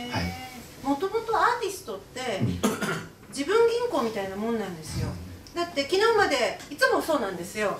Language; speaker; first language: Japanese; native; Japanese